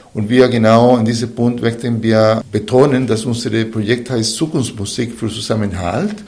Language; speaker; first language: German; non-native, fluent; Spanish